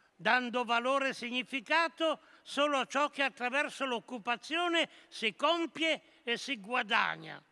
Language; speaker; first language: Italian; native; Italian